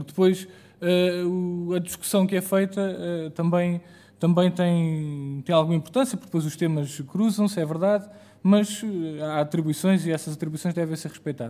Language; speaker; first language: Portuguese; native; Portuguese